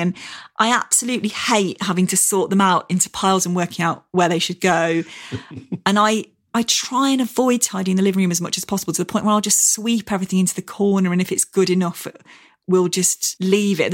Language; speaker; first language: English; native; English